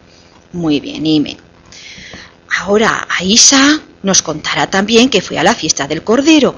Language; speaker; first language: Spanish; native; Spanish